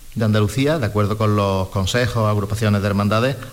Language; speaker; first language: Spanish; native; Spanish